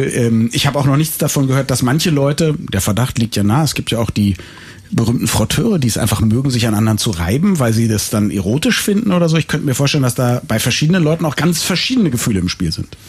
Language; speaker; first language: German; native; German